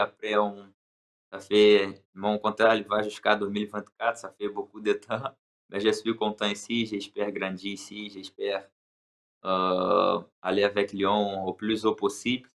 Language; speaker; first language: French; non-native, learner; Portuguese